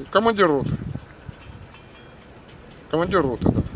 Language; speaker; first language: Russian; native; Russian